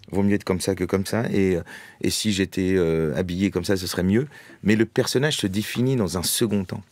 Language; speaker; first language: French; native; French